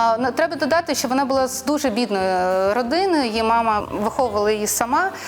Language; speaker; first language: Ukrainian; non-native, local second language; Russian